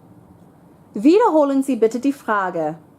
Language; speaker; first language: German; non-native, fluent; English